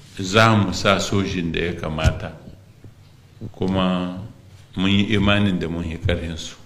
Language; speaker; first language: Hausa; non-native, local second language; Arabic